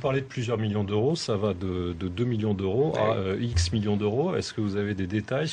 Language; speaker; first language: French; native; French